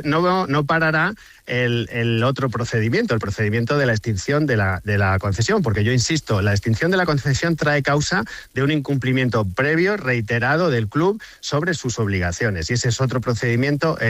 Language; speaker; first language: Spanish; native; Spanish